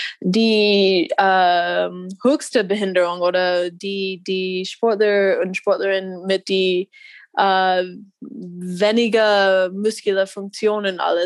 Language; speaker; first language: German; non-native, learner; English